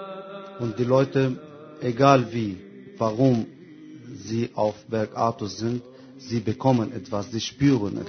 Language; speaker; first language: German; non-native, fluent; Arabic